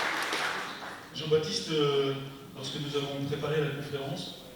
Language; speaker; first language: French; native; French